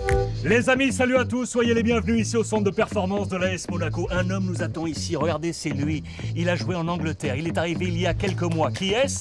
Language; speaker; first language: French; native; French